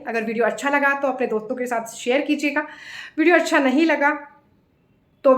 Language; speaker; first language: Hindi; native; Hindi